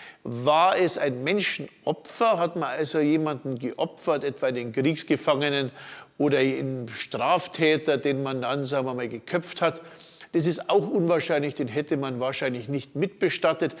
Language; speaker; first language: German; native; German